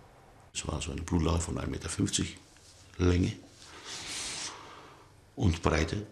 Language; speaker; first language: German; early bilingual, other home language; Greek